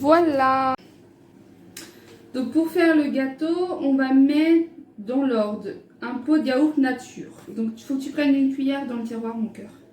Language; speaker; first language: French; native; French